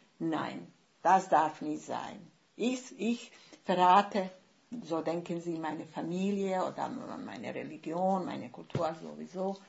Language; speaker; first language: German; non-native, fluent; Bosnian